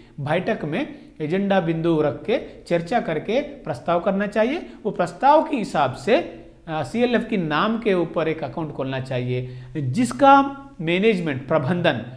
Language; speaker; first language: Hindi; non-native, local second language; Telugu